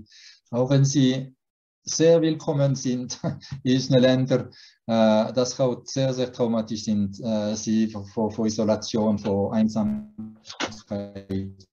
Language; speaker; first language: German; early bilingual, heritage; German